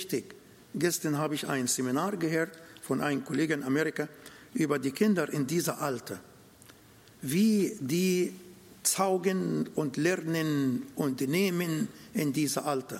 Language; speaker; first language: German; non-native, learner; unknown